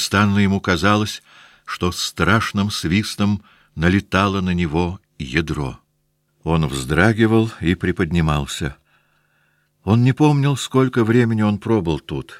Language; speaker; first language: Russian; native; Russian